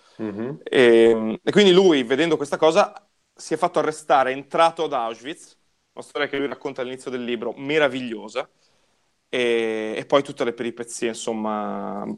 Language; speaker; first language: Italian; native; Italian